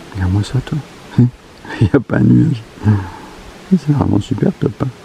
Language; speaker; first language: French; native; French